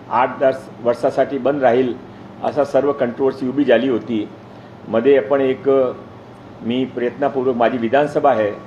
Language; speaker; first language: Marathi; non-native, local second language; Hindi